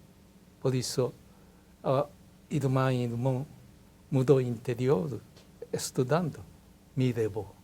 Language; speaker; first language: Portuguese; non-native, learner; Japanese